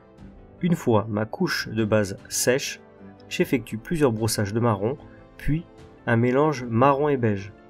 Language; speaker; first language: French; native; French